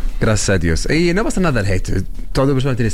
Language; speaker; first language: Spanish; non-native, learner; Arabic